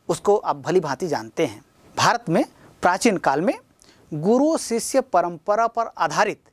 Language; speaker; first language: Hindi; native; Hindi